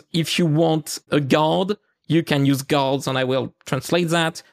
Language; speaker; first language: English; non-native, fluent; French